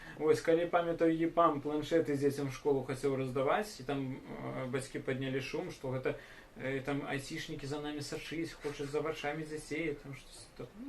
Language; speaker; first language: Belarusian; non-native, local second language; Russian